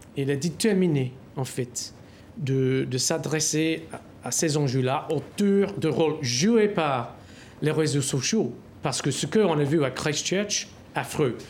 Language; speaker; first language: French; non-native, fluent; English